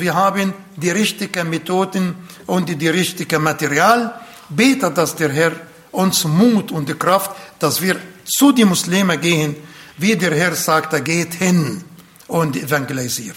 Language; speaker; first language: German; non-native, fluent; Arabic